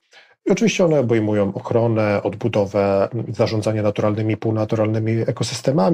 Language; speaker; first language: Polish; native; Polish